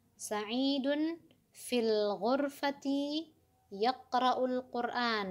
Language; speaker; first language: Arabic; non-native, fluent; Indonesian